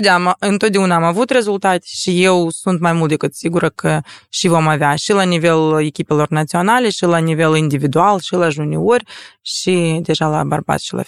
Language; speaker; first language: Romanian; non-native, local second language; Russian